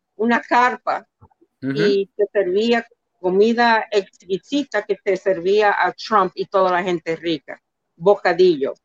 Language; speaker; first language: Spanish; early bilingual, heritage; Spanish